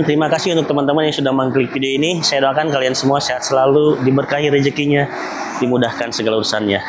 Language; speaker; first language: Indonesian; native; Indonesian